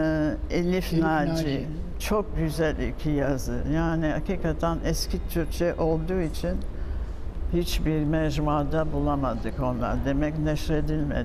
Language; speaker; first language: Turkish; non-native, fluent; French